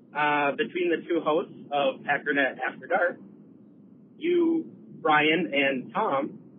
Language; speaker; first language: English; native; English